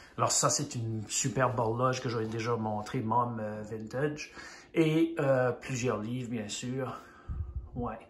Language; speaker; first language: French; native; French